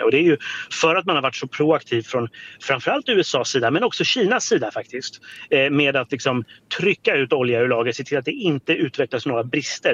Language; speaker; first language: Swedish; native; Swedish